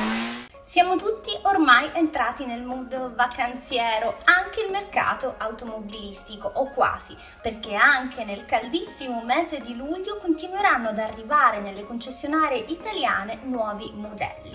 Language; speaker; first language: Italian; native; Italian